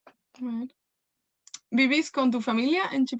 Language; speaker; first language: Spanish; non-native, fluent; Welsh